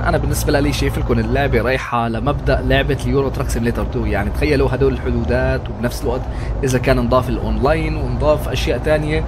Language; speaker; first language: Arabic; native; Arabic